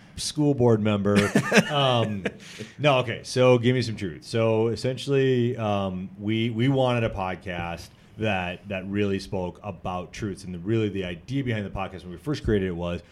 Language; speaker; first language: English; native; English